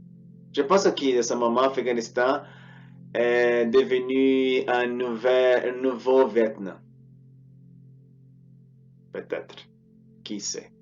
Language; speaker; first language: French; non-native, learner; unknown